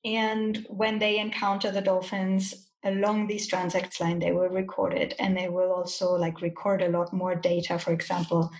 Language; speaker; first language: English; non-native, fluent; German